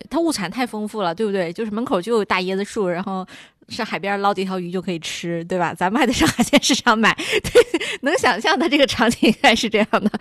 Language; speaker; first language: Chinese; native; Chinese